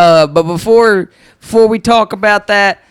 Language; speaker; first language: English; native; English